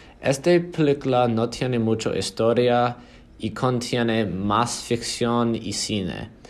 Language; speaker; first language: Spanish; non-native, learner; English